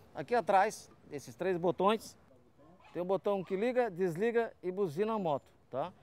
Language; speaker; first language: Portuguese; native; Portuguese